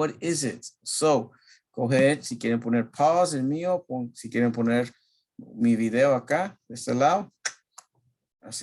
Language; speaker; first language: Spanish; early bilingual, heritage; Spanish